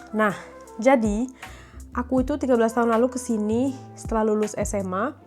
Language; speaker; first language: Indonesian; native; Indonesian